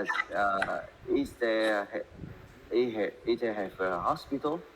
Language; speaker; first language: English; non-native, learner; Vietnamese